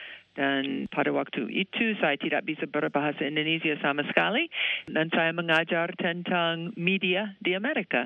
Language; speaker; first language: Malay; non-native, fluent; English